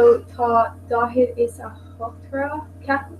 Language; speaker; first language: Irish; non-native, local second language; English